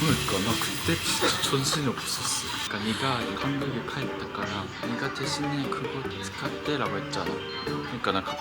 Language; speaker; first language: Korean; non-native, learner; Japanese